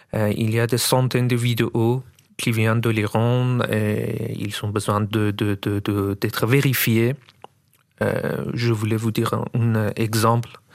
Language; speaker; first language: French; non-native, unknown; Persian